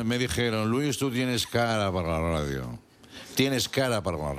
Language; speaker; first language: Spanish; native; Spanish